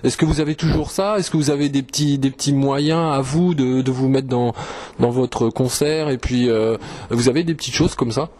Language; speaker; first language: French; native; French